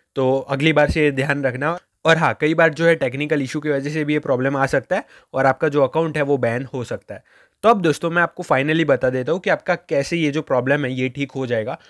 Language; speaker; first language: Hindi; non-native, local second language; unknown